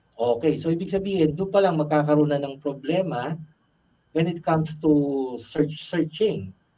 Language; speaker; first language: Filipino; native; Filipino